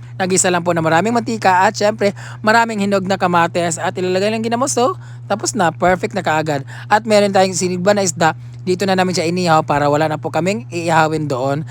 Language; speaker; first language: Filipino; non-native, local second language; Cebuano